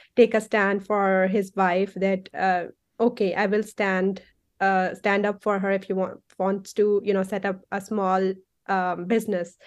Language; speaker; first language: English; non-native, local second language; Punjabi